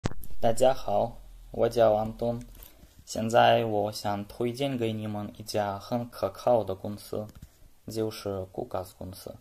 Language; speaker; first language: Chinese; non-native, fluent; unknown